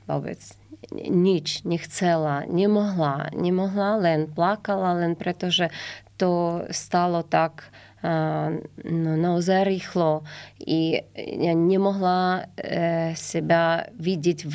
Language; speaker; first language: Slovak; non-native, learner; Ukrainian